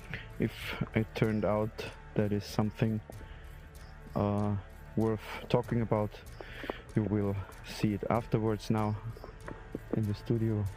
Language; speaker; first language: English; non-native, learner; German